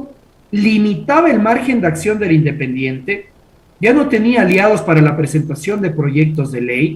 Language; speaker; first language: Spanish; native; Spanish